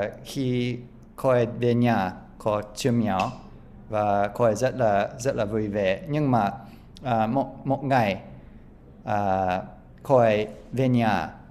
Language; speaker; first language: Vietnamese; non-native, learner; English